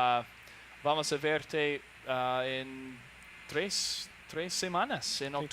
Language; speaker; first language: Spanish; non-native, learner; English